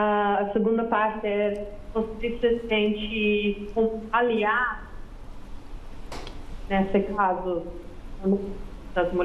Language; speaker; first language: Portuguese; non-native, fluent; Dutch